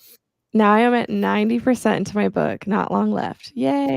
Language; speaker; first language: English; native; English